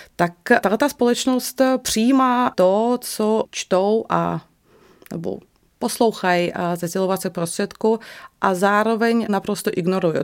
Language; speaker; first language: Czech; non-native, fluent; Russian